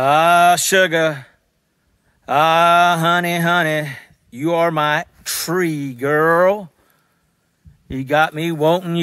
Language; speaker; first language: English; native; English